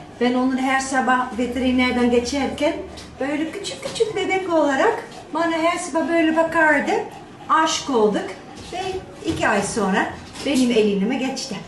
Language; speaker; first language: Turkish; non-native, fluent; Dutch